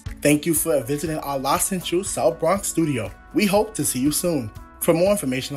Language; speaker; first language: English; native; English